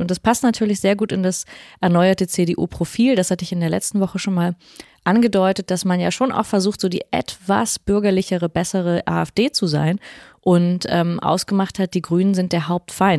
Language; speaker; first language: German; native; German